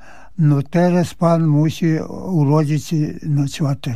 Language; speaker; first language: Polish; early bilingual, heritage; Polish